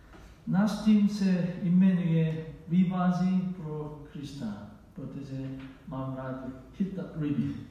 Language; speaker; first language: Czech; non-native, learner; Korean